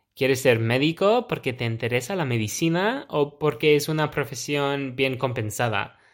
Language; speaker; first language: Spanish; non-native, fluent; English